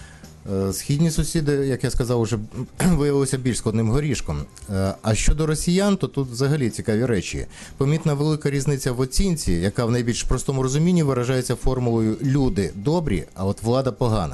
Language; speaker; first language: Ukrainian; native; Ukrainian